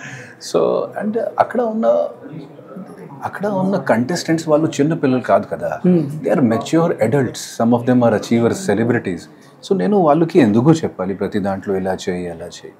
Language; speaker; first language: Telugu; non-native, fluent; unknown